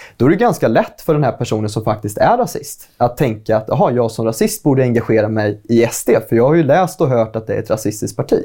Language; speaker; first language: Swedish; native; Swedish